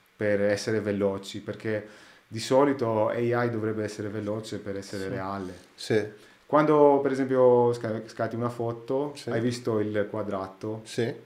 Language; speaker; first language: Italian; non-native, learner; Greek